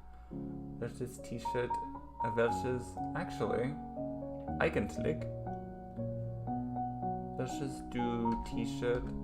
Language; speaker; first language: German; non-native, learner; English